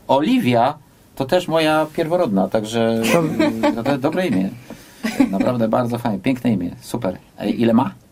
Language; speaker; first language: Polish; native; Polish